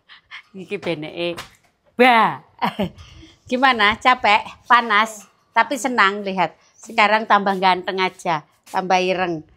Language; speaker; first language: Indonesian; non-native, local second language; Javanese